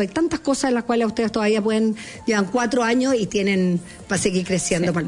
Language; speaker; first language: Spanish; native; Spanish